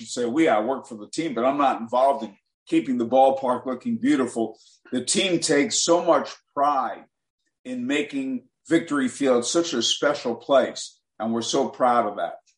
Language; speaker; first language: English; native; English